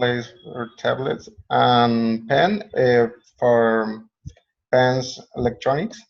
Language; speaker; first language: English; non-native, learner; Spanish